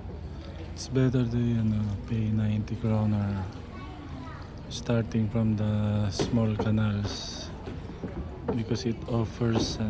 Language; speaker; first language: English; non-native, local second language; Filipino